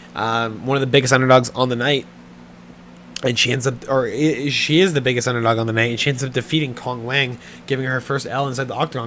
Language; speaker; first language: English; native; English